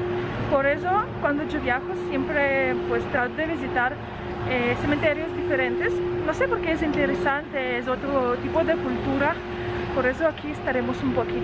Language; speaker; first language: Spanish; non-native, fluent; Russian